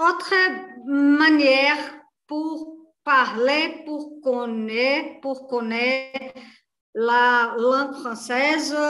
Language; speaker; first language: French; non-native, learner; Portuguese